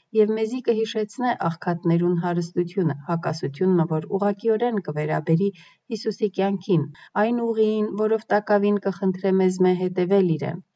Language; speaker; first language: Armenian; early bilingual, heritage; Armenian